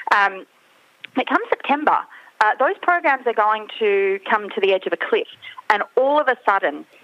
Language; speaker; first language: English; native; English